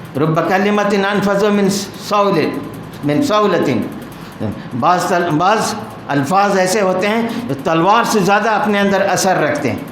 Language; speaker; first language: Urdu; native; Urdu